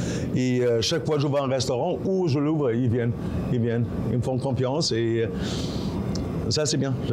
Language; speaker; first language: French; non-native, local second language; Arabic